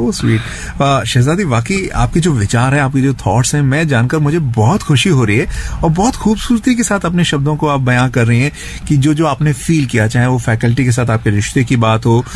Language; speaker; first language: Hindi; native; Hindi